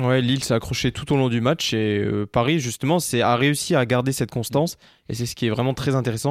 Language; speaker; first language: French; native; French